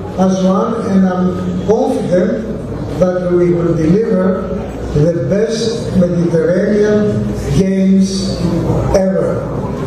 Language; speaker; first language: English; non-native, fluent; Greek